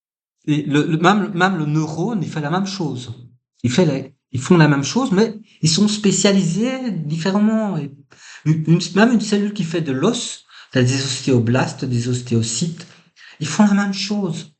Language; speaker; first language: French; native; French